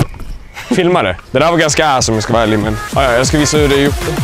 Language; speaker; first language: Swedish; native; Swedish